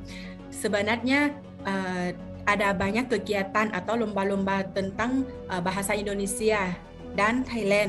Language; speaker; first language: Indonesian; non-native, fluent; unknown